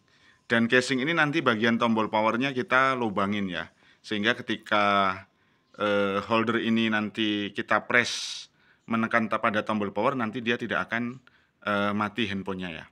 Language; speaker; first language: Indonesian; native; Indonesian